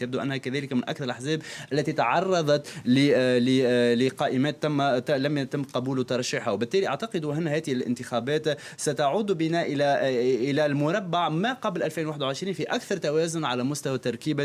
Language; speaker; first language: Arabic; native; Arabic